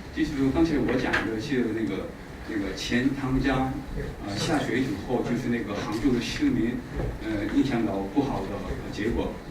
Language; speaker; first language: Chinese; non-native, fluent; Korean